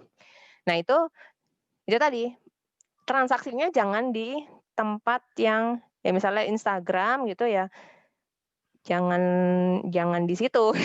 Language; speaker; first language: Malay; non-native, local second language; Javanese